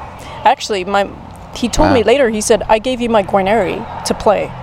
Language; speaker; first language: English; native; English